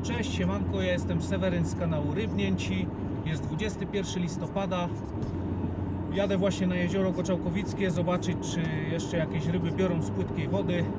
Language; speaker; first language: Polish; native; Polish